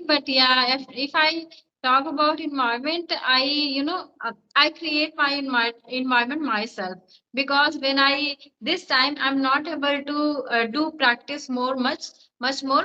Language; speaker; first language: English; non-native, learner; Hindi